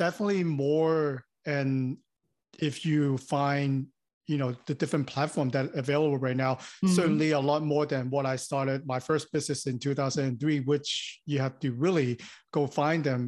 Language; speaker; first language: English; non-native, local second language; Cantonese